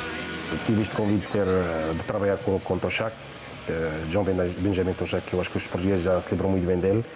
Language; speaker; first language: Portuguese; non-native, fluent; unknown